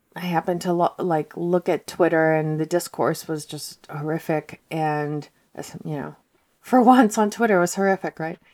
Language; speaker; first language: English; early bilingual, heritage; Russian